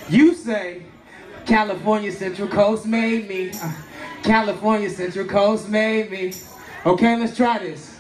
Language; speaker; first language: English; native; English